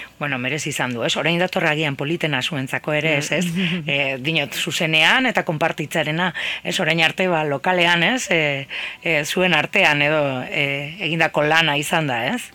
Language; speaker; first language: Basque; native; Basque